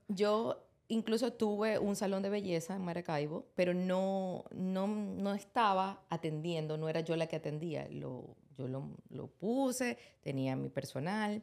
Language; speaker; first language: Spanish; native; Spanish